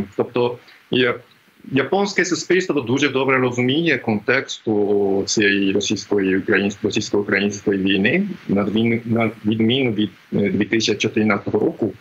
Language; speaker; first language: Ukrainian; non-native, fluent; Japanese